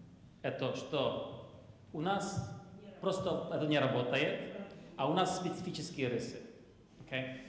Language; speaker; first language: Russian; non-native, fluent; Czech